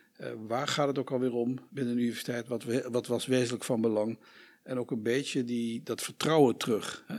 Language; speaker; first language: Dutch; native; Dutch